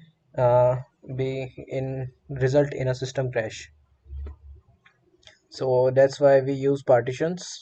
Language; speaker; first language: English; non-native, local second language; Hindi